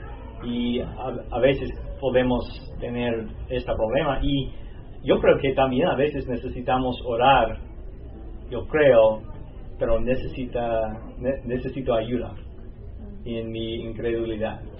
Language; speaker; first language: Spanish; non-native, learner; English